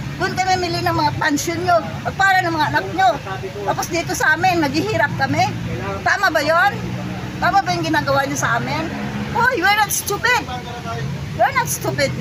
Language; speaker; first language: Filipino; non-native, local second language; Hiligaynon